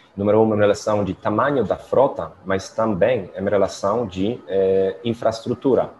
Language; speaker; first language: Portuguese; non-native, fluent; Polish